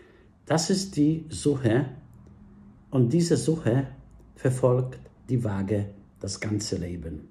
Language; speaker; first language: German; non-native, fluent; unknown